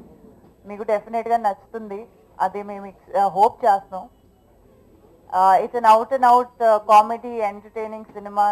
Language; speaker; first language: Telugu; non-native, local second language; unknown